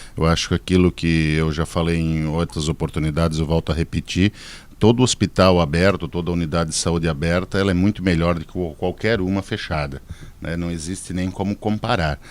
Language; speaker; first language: Portuguese; native; Portuguese